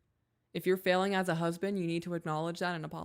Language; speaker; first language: English; native; English